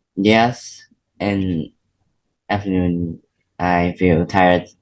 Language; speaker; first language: English; non-native, learner; Vietnamese